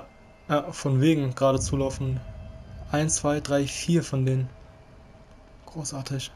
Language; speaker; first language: German; native; German